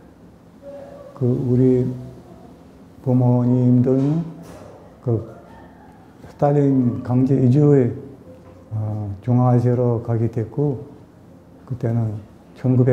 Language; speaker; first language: Korean; early bilingual, heritage; Korean